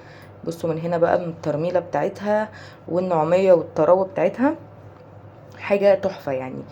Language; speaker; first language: Arabic; native; Arabic